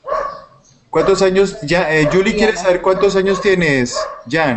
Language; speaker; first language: Spanish; native; Spanish